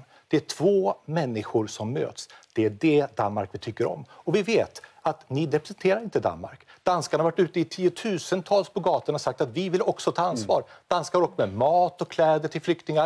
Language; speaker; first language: Swedish; native; Swedish